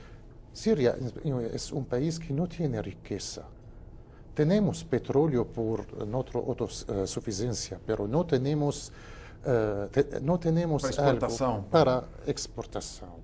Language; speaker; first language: Portuguese; non-native, fluent; Spanish